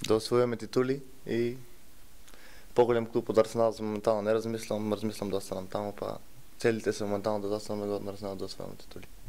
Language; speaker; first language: Macedonian; native; Macedonian